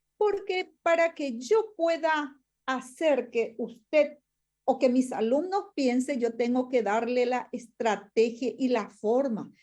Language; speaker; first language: Spanish; non-native, local second language; Guarani